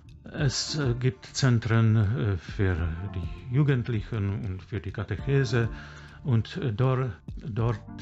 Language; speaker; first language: German; non-native, fluent; Czech